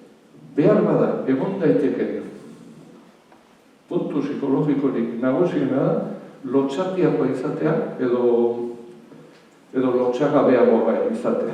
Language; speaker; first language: Basque; native; Basque